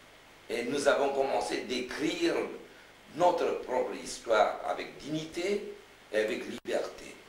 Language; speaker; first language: French; non-native, fluent; Romanian